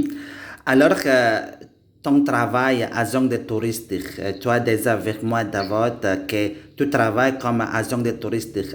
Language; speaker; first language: French; non-native, learner; Indonesian